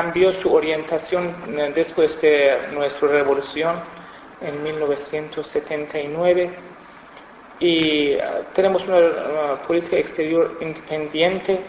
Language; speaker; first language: Spanish; non-native, fluent; Persian